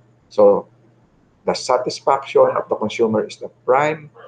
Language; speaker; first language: English; non-native, local second language; Filipino